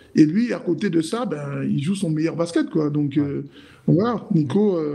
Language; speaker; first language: French; native; French